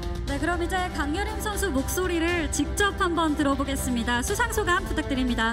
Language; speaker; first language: Korean; native; Korean